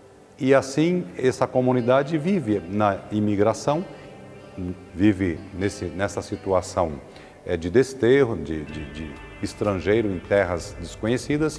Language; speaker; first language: Portuguese; native; Portuguese